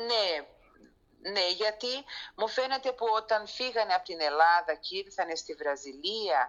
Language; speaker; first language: Greek; early bilingual, heritage; Greek